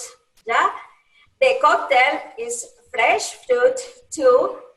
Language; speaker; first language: English; non-native, learner; Spanish